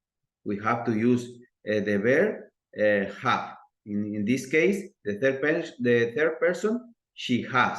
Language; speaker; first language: English; non-native, learner; Spanish